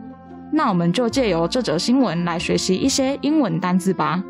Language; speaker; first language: Chinese; native; Chinese